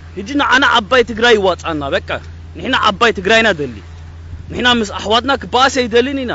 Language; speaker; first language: Tigrinya; early bilingual, heritage; Tigrinya